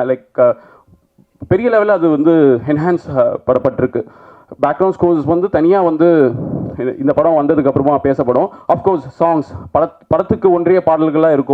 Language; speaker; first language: Tamil; native; Tamil